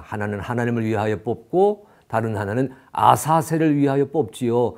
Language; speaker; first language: Korean; native; Korean